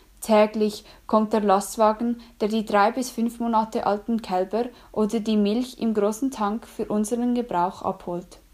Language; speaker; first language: German; native; German